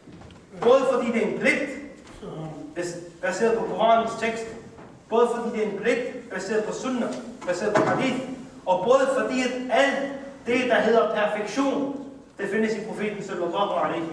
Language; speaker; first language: Danish; early bilingual, other home language; Urdu